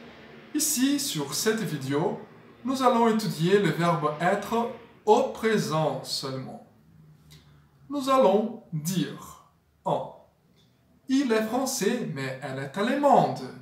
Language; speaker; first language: French; non-native, fluent; Portuguese